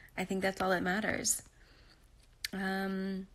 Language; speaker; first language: English; native; English